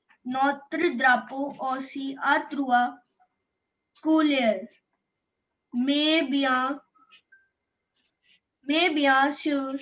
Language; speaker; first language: French; non-native, learner; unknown